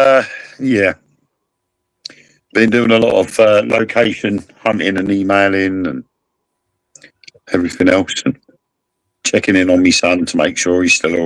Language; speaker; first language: English; native; English